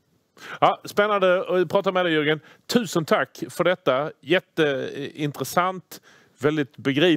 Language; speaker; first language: Swedish; native; Swedish